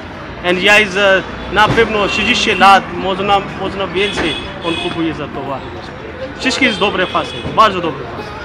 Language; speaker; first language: Polish; non-native, learner; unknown